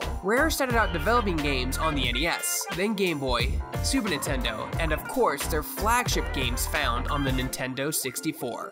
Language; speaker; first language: English; native; English